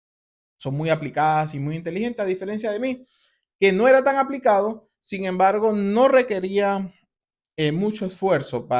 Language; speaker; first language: Spanish; native; Spanish